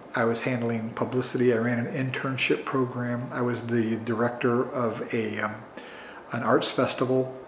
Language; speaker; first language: English; native; English